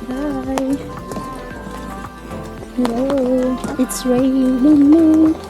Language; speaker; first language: English; non-native, fluent; Filipino